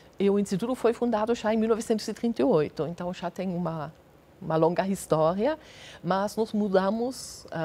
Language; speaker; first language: Portuguese; non-native, fluent; German